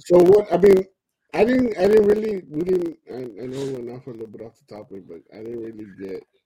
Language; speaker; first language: English; early bilingual, other home language; Spanish